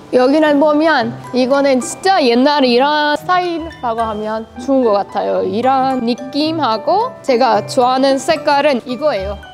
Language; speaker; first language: Korean; non-native, fluent; Persian